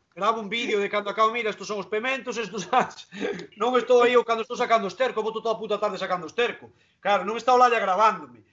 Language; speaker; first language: Galician; non-native, local second language; Spanish